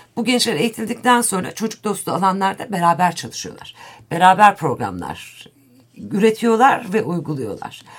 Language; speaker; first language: Turkish; native; Turkish